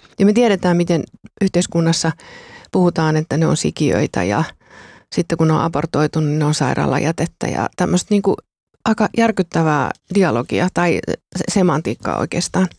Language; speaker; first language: Finnish; native; Finnish